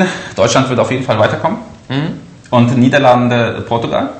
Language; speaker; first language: German; native; German